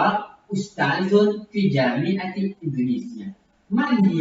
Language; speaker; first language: Arabic; non-native, fluent; Indonesian